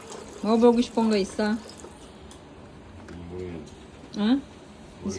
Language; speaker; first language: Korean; non-native, fluent; Filipino